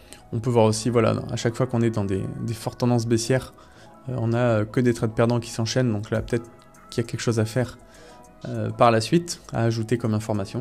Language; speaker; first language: French; native; French